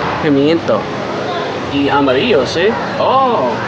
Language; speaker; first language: Spanish; non-native, learner; English